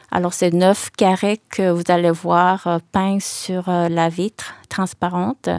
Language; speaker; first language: French; early bilingual, other home language; Korean